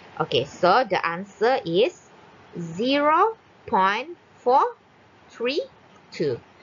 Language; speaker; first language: English; non-native, local second language; Malay